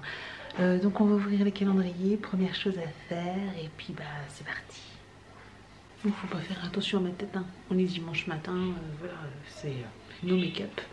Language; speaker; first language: French; native; French